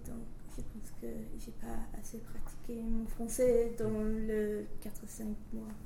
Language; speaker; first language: French; non-native, learner; English